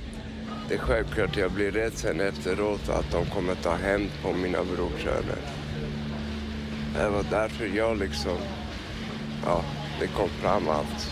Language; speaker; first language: Swedish; non-native, fluent; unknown